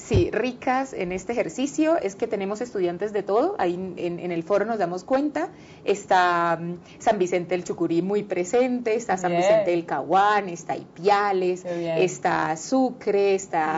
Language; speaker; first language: Spanish; native; Spanish